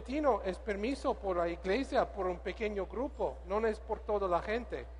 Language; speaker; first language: Spanish; non-native, learner; English